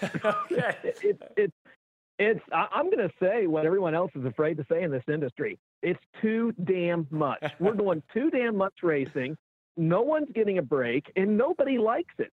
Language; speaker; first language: English; native; English